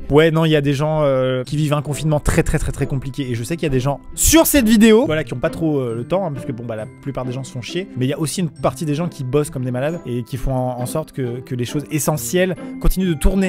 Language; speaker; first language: French; native; French